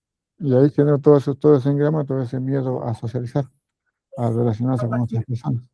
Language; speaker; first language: Spanish; native; Spanish